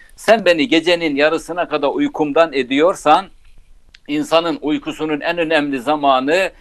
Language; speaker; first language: Turkish; native; Turkish